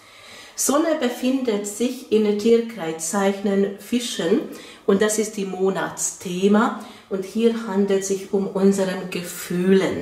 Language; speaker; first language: German; non-native, fluent; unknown